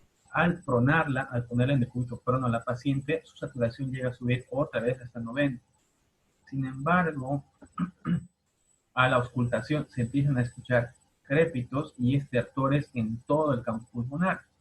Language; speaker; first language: Spanish; native; Spanish